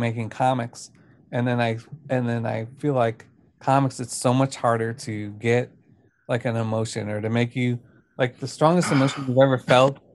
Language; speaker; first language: English; native; English